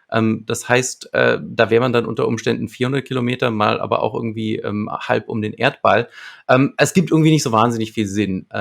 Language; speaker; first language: German; native; German